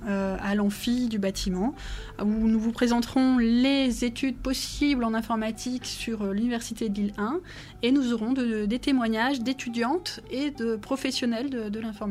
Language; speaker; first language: French; native; French